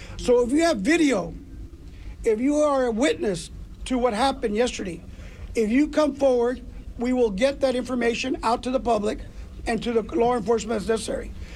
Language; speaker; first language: English; early bilingual, other home language; Spanish